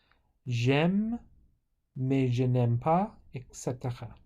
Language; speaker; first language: French; non-native, fluent; English